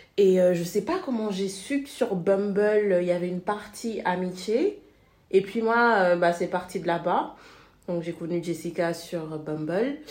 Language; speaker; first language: French; non-native, local second language; Wolof